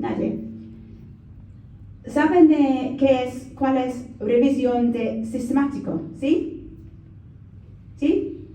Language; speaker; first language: Spanish; non-native, learner; English